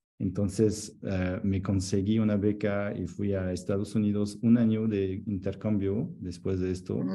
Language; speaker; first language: Spanish; non-native, fluent; French